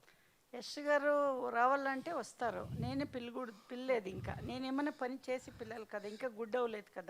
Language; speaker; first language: Telugu; non-native, learner; Kannada